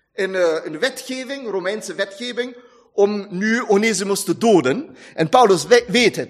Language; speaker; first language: Dutch; non-native, fluent; German